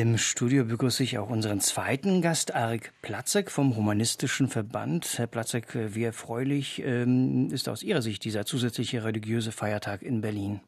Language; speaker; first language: German; native; German